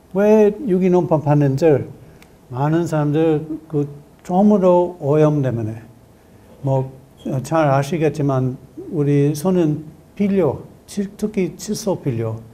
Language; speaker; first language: Korean; non-native, learner; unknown